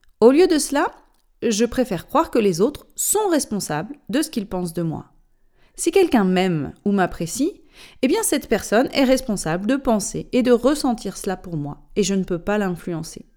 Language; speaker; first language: French; native; French